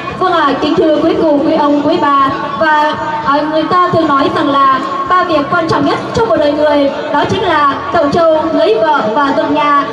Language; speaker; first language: Vietnamese; non-native, local second language; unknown